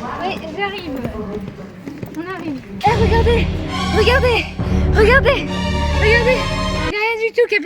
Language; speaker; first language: French; native; French